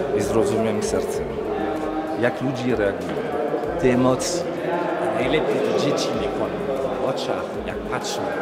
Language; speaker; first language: Polish; non-native, fluent; French